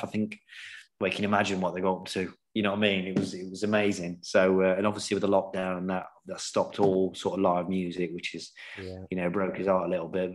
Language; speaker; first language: English; native; English